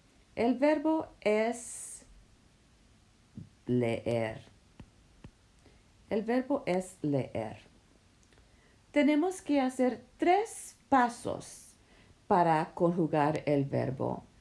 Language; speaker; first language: Spanish; non-native, fluent; English